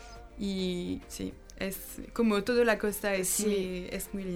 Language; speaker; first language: Spanish; non-native, learner; French